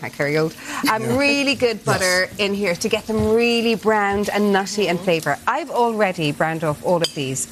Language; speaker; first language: English; native; English